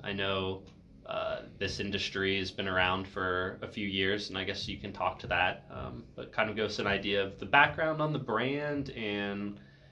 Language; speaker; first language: English; native; English